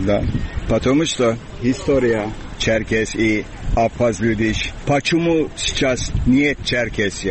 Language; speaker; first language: Russian; non-native, learner; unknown